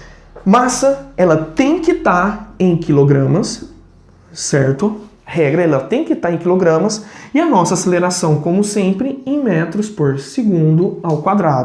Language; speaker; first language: Portuguese; native; Portuguese